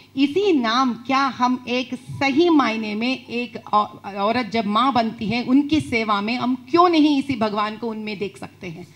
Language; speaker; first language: Hindi; non-native, local second language; Telugu